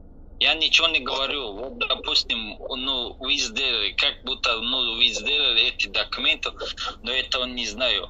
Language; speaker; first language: Russian; non-native, learner; Tajik